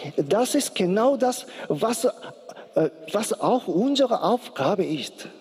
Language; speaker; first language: German; non-native, learner; Korean